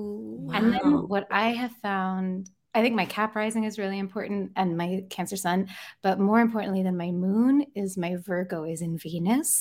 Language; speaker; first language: English; native; English